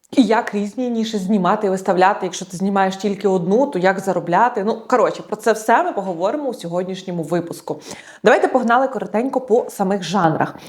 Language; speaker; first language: Ukrainian; non-native, local second language; Russian